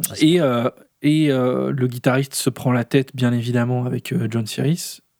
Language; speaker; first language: French; native; French